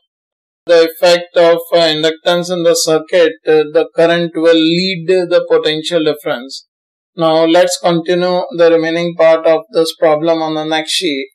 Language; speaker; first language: English; non-native, local second language; Hindi